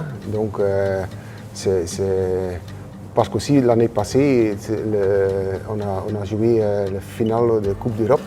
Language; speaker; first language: French; non-native, local second language; Dutch